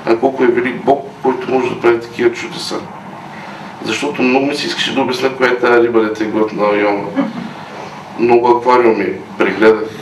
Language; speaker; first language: Bulgarian; native; Bulgarian